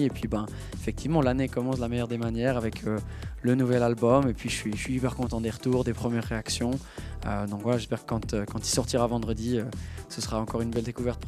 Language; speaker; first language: French; native; French